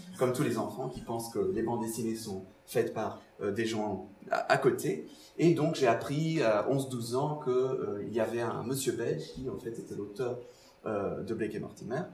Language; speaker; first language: French; non-native, fluent; Portuguese